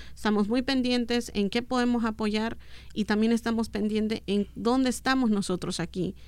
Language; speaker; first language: Spanish; non-native, local second language; Mixtepec Mixtec